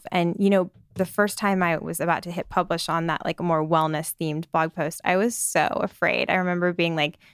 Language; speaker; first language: English; native; English